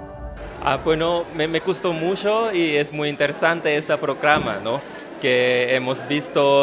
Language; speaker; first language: Spanish; non-native, fluent; Thai